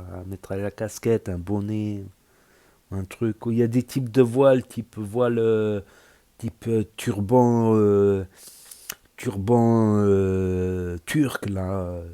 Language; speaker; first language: French; native; French